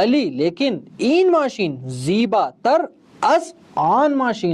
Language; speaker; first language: Persian; non-native, fluent; Urdu